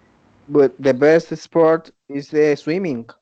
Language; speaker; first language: English; non-native, learner; Spanish